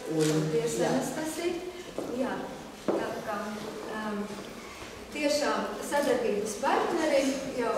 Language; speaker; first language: Latvian; native; Latvian